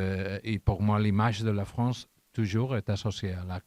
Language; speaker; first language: French; non-native, learner; Catalan